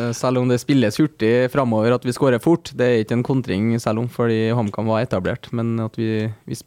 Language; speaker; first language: Norwegian; native; Norwegian